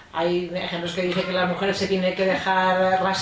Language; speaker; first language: Spanish; native; Spanish